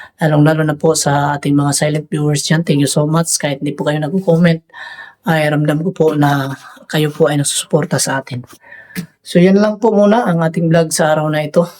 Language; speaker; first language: Filipino; non-native, local second language; Cebuano